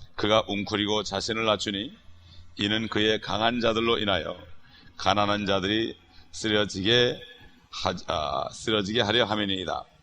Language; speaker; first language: Korean; native; Korean